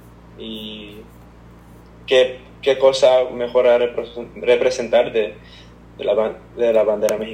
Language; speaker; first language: Spanish; early bilingual, heritage; Spanish